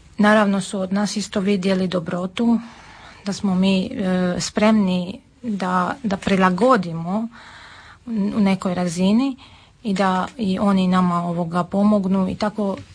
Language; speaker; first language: Serbian; non-native, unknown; Armenian